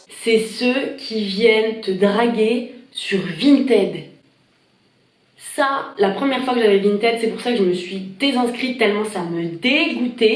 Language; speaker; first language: French; native; French